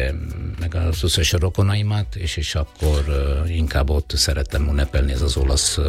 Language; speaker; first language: Hungarian; non-native, fluent; Italian